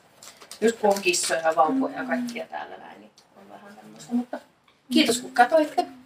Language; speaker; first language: Finnish; native; Finnish